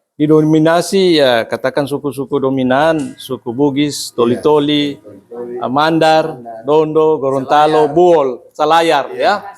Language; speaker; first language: Indonesian; non-native, local second language; Buginese